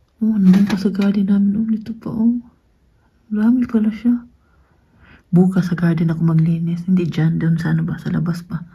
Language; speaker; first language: Filipino; non-native, local second language; Cebuano